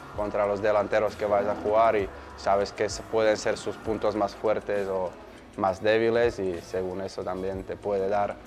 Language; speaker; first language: Spanish; non-native, fluent; Slovak